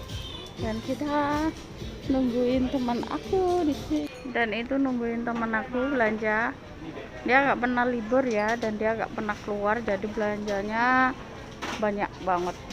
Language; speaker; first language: Indonesian; non-native, local second language; Javanese